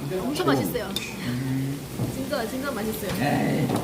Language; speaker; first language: Korean; non-native, local second language; Chinese